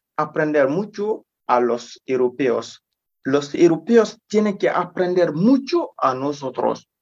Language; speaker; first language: Spanish; non-native, fluent; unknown